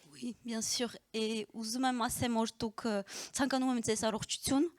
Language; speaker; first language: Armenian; early bilingual, heritage; Armenian